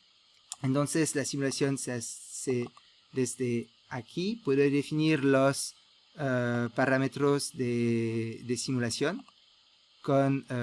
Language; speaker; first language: Spanish; non-native, fluent; French